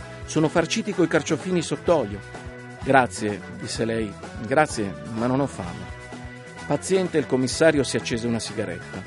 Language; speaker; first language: Italian; native; Italian